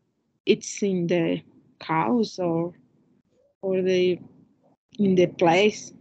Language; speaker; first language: English; non-native, learner; Spanish